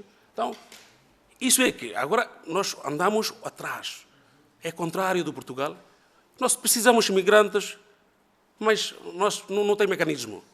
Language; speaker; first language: Portuguese; non-native, learner; Bangla